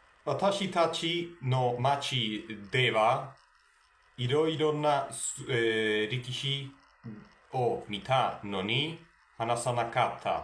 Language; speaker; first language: Japanese; non-native, learner; Spanish